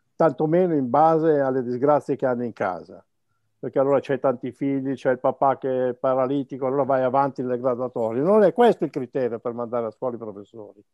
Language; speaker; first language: Italian; native; Italian